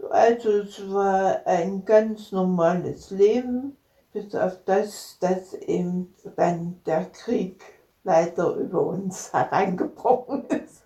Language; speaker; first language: German; native; German